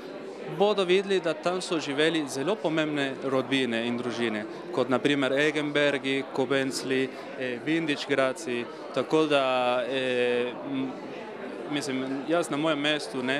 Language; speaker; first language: Slovenian; early bilingual, heritage; Spanish